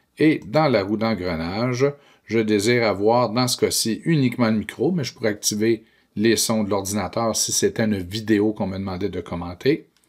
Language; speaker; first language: French; native; French